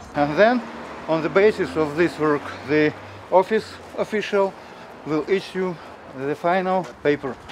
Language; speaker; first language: English; non-native, learner; Russian